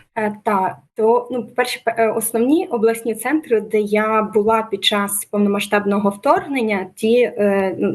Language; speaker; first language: Ukrainian; native; Ukrainian